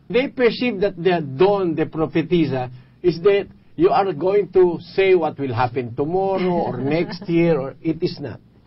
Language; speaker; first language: English; non-native, local second language; Pampanga